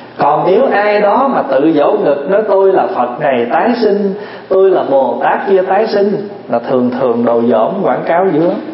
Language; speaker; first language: Vietnamese; native; Vietnamese